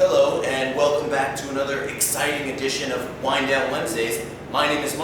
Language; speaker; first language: English; native; English